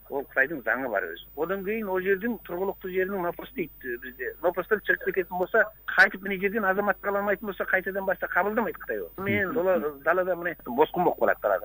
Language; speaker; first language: Kazakh; early bilingual, heritage; Kazakh